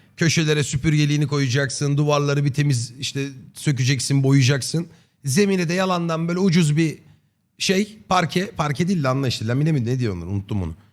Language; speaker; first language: Turkish; native; Turkish